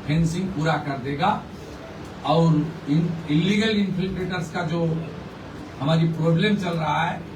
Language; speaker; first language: Hindi; non-native, local second language; Bangla